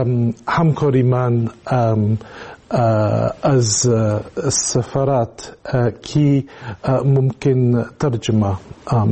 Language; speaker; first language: Tajik; non-native, learner; English